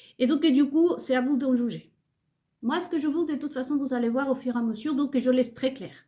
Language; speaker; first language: French; non-native, fluent; Spanish